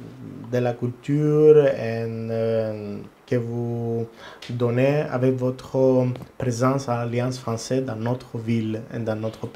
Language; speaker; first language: French; non-native, learner; Greek